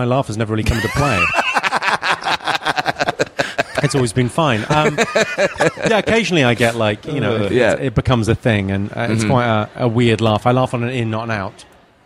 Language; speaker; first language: English; native; English